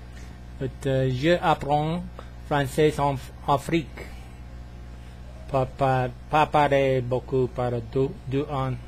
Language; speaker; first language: French; non-native, learner; English